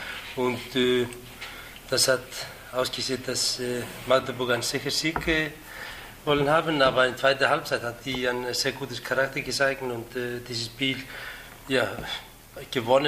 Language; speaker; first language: German; non-native, fluent; Icelandic